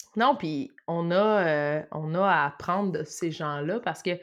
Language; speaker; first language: French; native; French